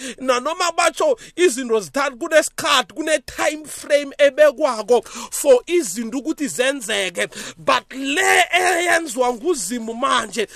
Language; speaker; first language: Zulu; non-native, local second language; South Ndebele